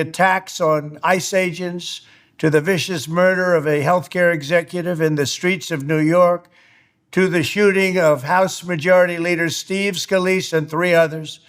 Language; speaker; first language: English; native; English